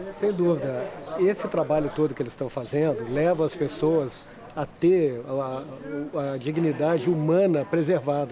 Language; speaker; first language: Portuguese; native; Portuguese